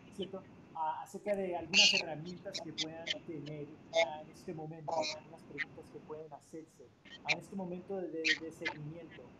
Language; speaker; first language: Spanish; native; Spanish